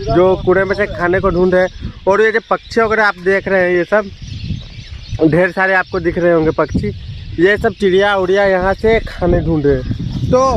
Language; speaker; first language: Hindi; non-native, local second language; Assamese